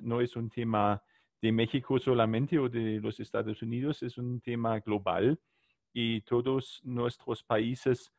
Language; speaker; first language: Spanish; non-native, learner; German